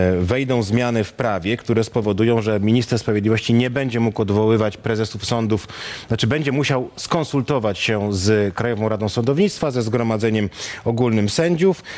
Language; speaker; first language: Polish; native; Polish